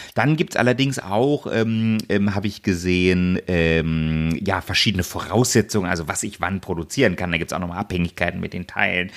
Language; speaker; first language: German; native; German